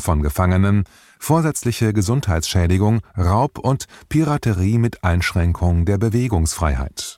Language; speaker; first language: German; native; German